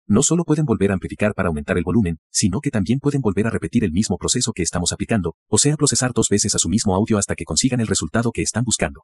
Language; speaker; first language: Spanish; native; Spanish